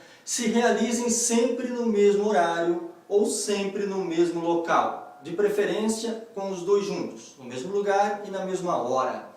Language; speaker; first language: Portuguese; native; Portuguese